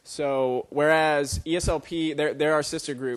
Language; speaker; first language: English; native; English